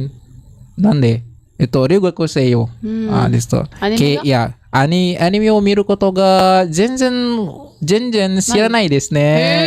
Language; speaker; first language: Japanese; non-native, learner; Indonesian